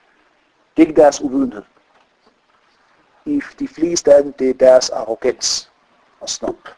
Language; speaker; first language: Danish; non-native, fluent; Arabic